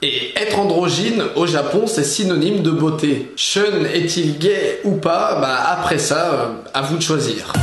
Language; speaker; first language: French; native; French